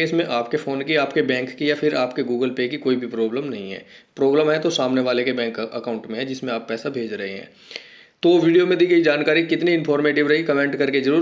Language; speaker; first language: Hindi; native; Hindi